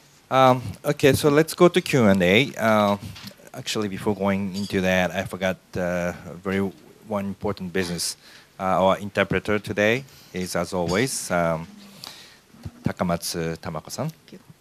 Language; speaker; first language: English; non-native, fluent; Japanese